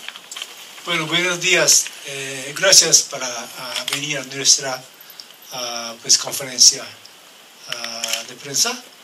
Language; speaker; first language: Spanish; non-native, learner; Japanese